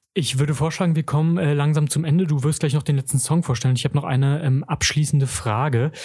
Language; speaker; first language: German; native; German